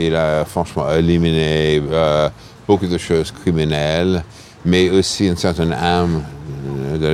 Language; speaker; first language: French; non-native, fluent; English